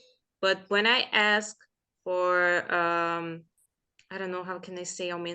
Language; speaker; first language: English; non-native, fluent; Portuguese